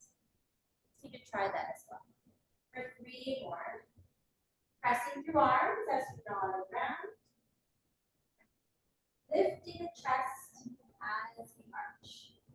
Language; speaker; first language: English; native; English